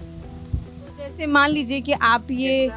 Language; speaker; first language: Hindi; native; Hindi